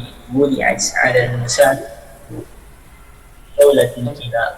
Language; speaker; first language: Arabic; non-native, learner; Indonesian